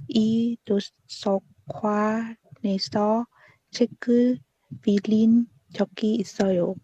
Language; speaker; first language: Korean; non-native, learner; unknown